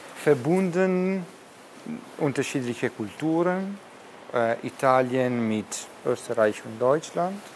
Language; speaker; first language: German; non-native, fluent; Italian